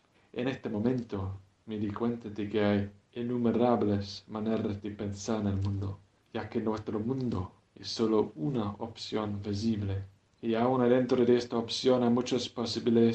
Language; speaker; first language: Spanish; non-native, fluent; English